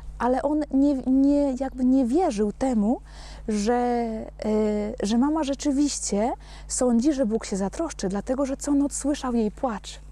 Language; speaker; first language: Polish; non-native, fluent; Spanish